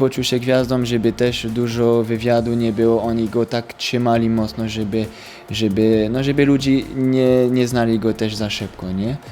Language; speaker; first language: Polish; early bilingual, heritage; French